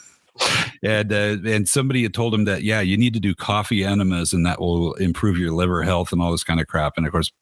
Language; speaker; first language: English; native; English